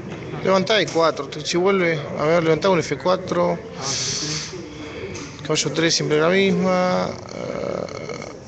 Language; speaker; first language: Spanish; native; Spanish